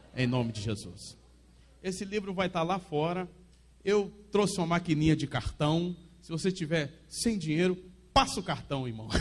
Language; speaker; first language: Portuguese; native; Portuguese